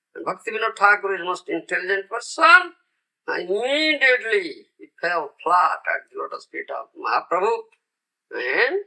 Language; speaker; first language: English; non-native, local second language; Odia